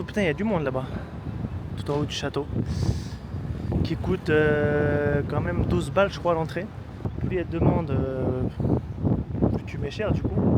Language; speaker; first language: French; native; French